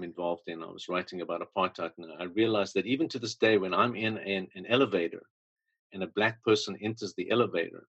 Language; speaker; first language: English; native; English